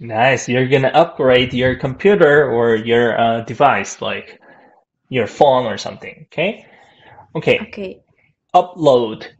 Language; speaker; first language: English; non-native, fluent; Korean